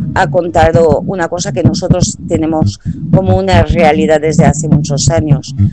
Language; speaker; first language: Spanish; non-native, fluent; French